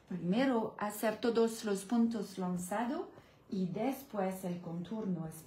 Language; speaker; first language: Spanish; non-native, learner; French